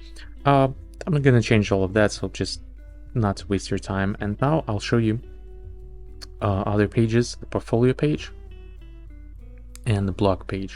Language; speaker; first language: English; non-native, fluent; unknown